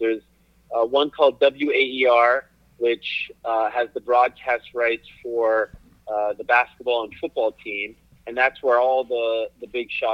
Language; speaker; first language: English; native; English